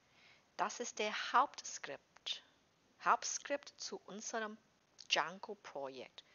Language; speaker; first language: German; non-native, fluent; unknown